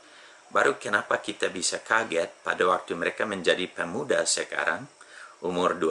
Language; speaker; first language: Indonesian; non-native, fluent; English